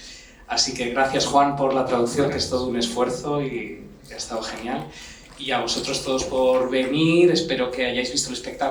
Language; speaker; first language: Spanish; native; Spanish